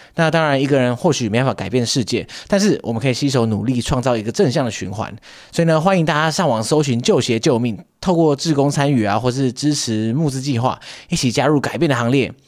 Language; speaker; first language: Chinese; native; Chinese